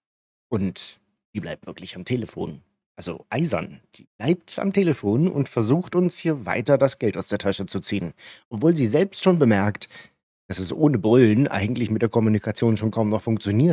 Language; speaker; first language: German; native; German